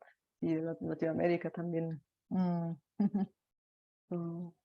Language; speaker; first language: Spanish; non-native, fluent; Bulgarian